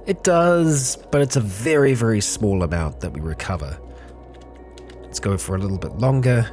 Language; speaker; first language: English; native; English